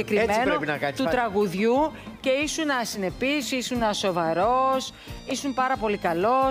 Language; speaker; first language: Greek; native; Greek